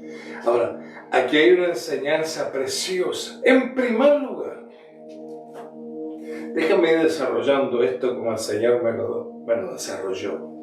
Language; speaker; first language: Spanish; native; Spanish